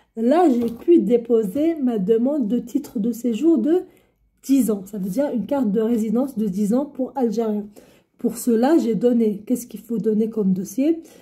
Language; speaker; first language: French; non-native, local second language; Arabic